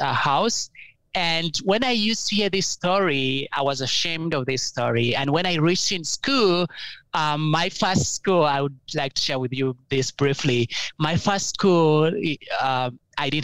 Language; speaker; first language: English; non-native, local second language; Ganda